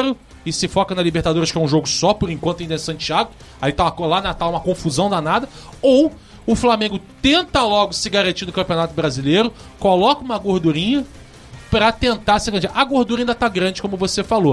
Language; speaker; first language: Portuguese; native; Portuguese